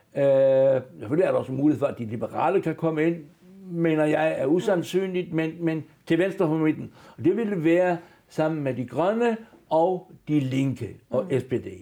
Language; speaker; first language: Danish; native; Danish